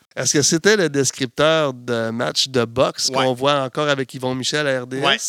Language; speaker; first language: French; native; French